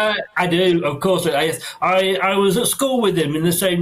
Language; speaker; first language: English; native; English